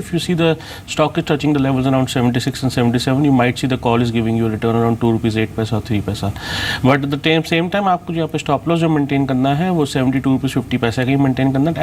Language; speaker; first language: Hindi; native; Hindi